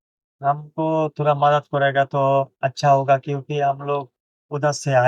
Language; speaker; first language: Hindi; non-native, learner; Bangla